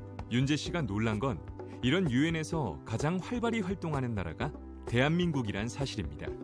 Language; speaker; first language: Korean; native; Korean